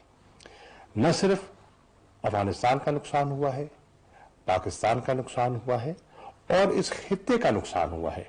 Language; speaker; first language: Urdu; native; Urdu